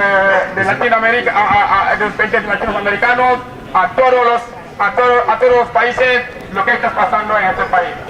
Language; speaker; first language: Spanish; non-native, fluent; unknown